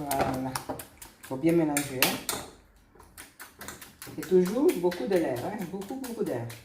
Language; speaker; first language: French; non-native, fluent; Italian